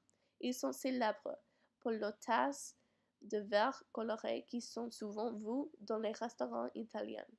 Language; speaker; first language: French; non-native, learner; English